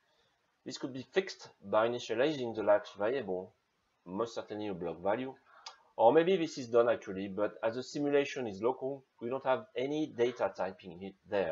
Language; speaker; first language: English; non-native, fluent; French